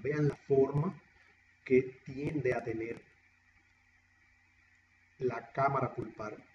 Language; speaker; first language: Spanish; native; Spanish